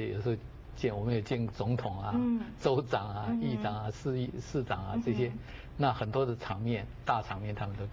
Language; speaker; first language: Chinese; native; Chinese